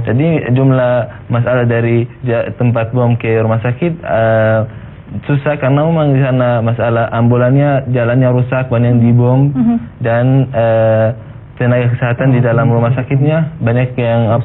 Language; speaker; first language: Indonesian; non-native, fluent; Arabic